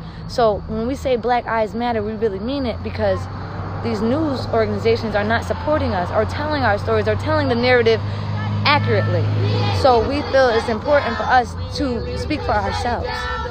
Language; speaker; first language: English; native; English